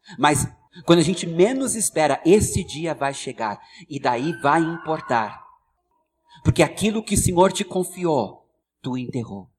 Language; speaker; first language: Portuguese; non-native, fluent; English